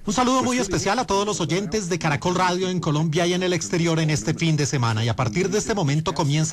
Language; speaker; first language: Spanish; native; Spanish